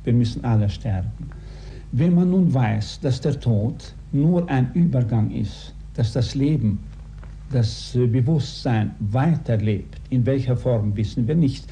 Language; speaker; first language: German; non-native, fluent; Swedish